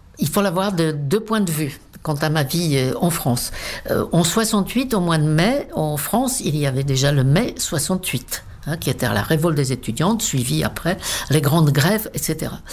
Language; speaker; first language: French; non-native, fluent; Czech